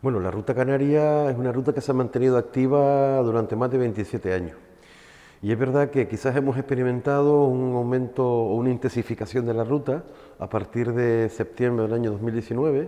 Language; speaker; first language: Spanish; native; Spanish